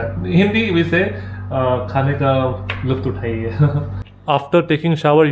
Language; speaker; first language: English; non-native, local second language; Hindi